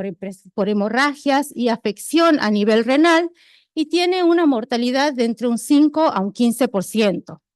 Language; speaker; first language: Spanish; native; Spanish